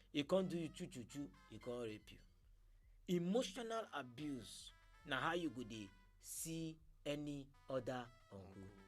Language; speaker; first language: Nigerian Pidgin; native; Nigerian Pidgin